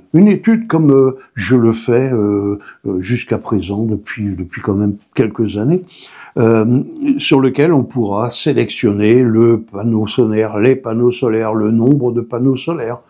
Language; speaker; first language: French; native; French